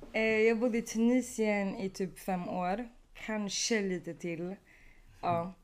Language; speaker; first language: Swedish; early bilingual, other home language; Arabic